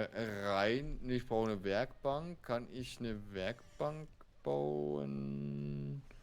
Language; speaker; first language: German; native; German